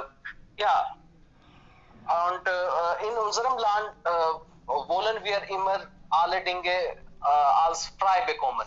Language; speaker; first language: German; non-native, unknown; Hindi